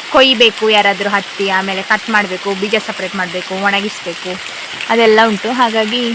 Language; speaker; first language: Kannada; native; Kannada